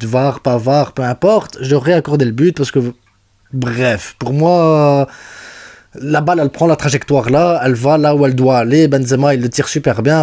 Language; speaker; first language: French; native; French